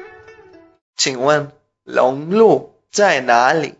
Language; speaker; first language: Chinese; non-native, learner; Spanish